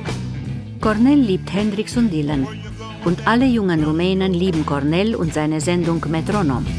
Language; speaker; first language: German; native; German